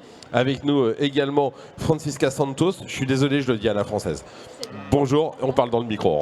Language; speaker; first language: French; native; French